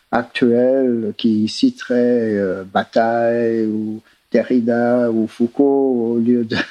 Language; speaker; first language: French; non-native, fluent; English